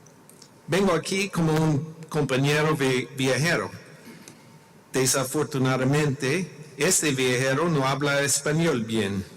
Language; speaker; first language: Spanish; non-native, learner; English